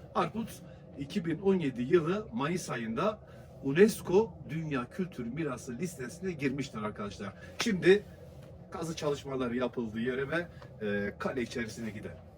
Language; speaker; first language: Turkish; native; Turkish